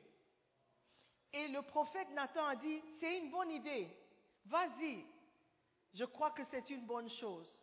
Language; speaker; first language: French; non-native, fluent; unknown